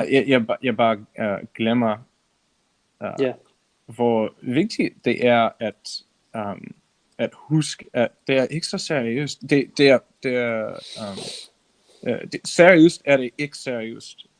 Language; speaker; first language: Danish; non-native, learner; English